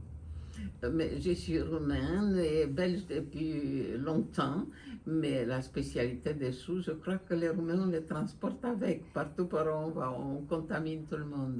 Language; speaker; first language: French; non-native, fluent; Romanian